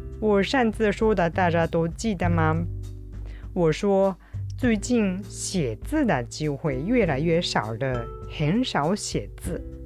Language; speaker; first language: Chinese; non-native, fluent; Japanese